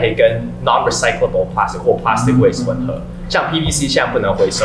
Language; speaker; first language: Chinese; native; Chinese